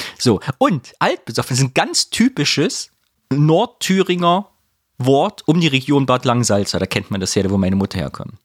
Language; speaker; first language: German; native; German